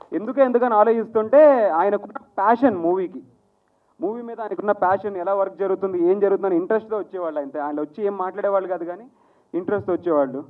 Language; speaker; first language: Telugu; native; Telugu